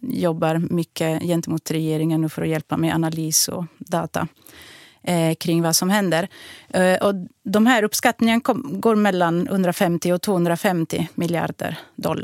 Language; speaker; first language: Swedish; non-native, fluent; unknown